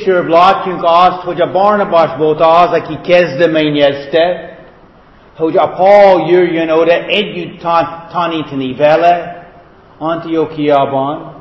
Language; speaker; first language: Hungarian; non-native, fluent; English